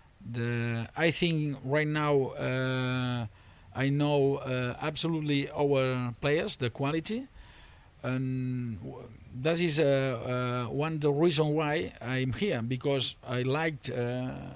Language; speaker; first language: English; non-native, learner; Spanish